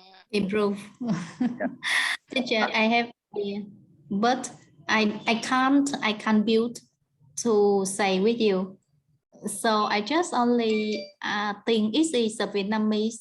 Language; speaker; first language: English; non-native, learner; Vietnamese